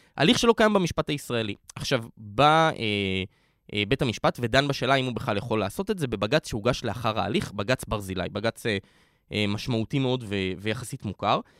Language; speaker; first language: Hebrew; native; Hebrew